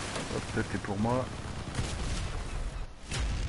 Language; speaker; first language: French; native; French